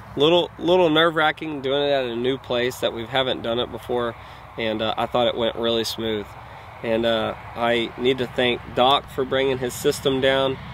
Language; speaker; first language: English; native; English